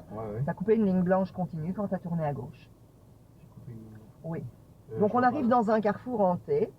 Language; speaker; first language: French; native; French